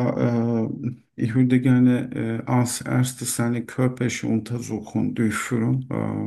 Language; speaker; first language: German; non-native, learner; Turkish